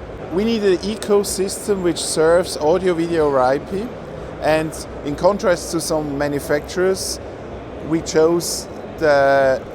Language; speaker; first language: English; non-native, fluent; German